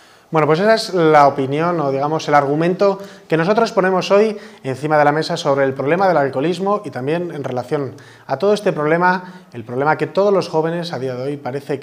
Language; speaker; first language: Spanish; native; Spanish